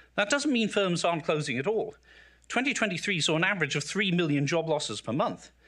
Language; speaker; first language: English; native; English